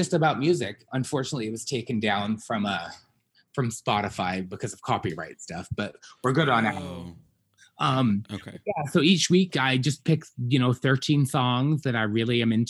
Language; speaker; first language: English; native; English